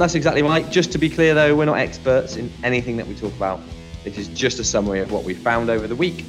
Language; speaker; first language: English; native; English